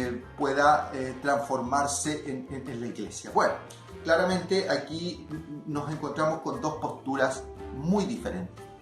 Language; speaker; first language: Spanish; native; Spanish